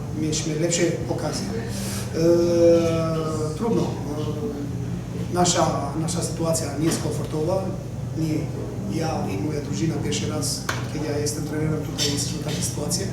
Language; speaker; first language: Polish; non-native, fluent; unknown